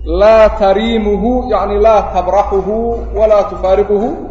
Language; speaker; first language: Arabic; non-native, local second language; Somali